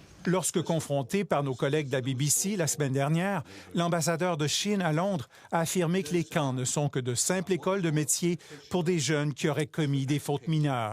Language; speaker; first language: French; native; French